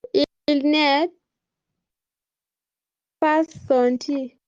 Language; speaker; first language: French; non-native, learner; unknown